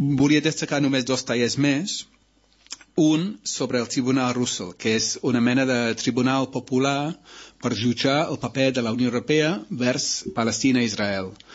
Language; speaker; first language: Catalan; non-native, local second language; Spanish